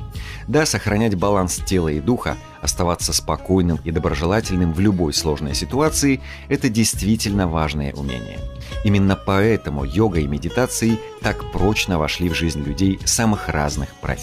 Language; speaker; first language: Russian; native; Russian